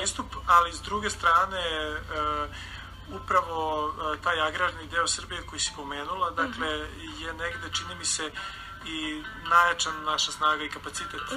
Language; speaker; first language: Serbian; native; Serbian